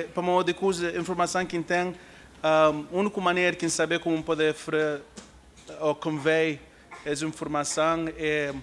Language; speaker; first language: Portuguese; non-native, learner; Kabuverdianu